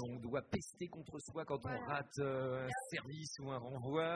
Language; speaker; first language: French; native; French